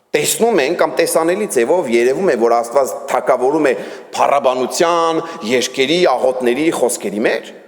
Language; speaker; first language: Armenian; native; Armenian